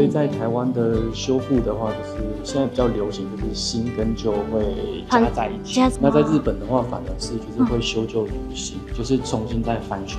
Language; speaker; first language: Chinese; native; Chinese